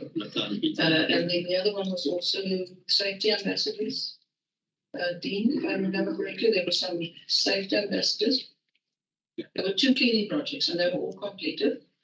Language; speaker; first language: English; non-native, local second language; Afrikaans